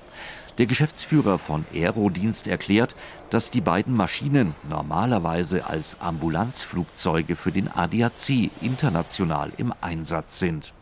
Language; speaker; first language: German; native; German